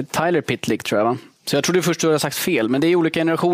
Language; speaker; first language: Swedish; native; Swedish